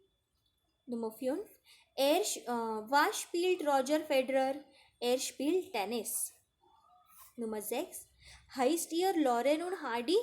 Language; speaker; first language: German; non-native, fluent; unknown